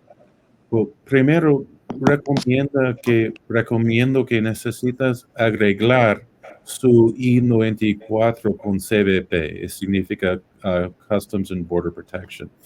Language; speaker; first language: Spanish; non-native, fluent; English